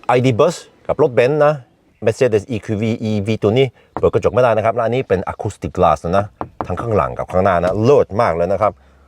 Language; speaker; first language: Thai; non-native, fluent; Norwegian